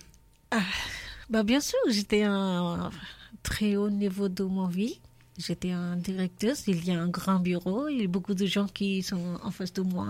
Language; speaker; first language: French; non-native, learner; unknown